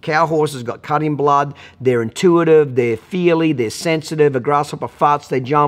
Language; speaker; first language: English; native; English